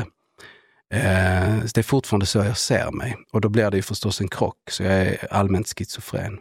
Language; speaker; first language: Swedish; native; Swedish